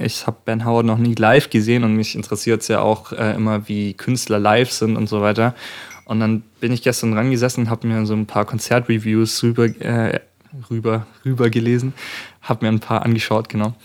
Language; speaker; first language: German; native; German